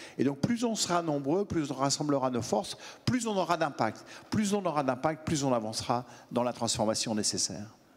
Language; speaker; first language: French; native; French